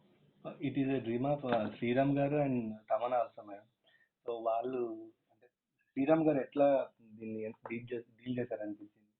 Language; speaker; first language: Telugu; native; Telugu